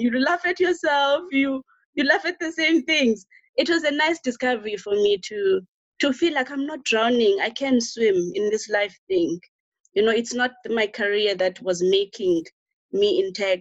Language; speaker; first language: English; non-native, local second language; Xhosa